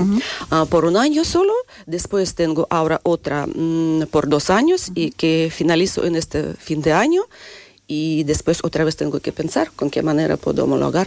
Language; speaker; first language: Spanish; non-native, fluent; Russian